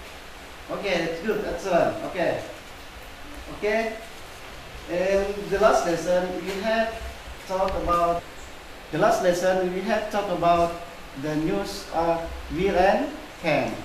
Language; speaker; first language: English; non-native, learner; Indonesian